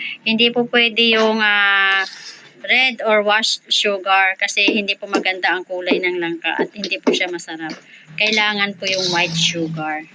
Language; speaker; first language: Filipino; native; Filipino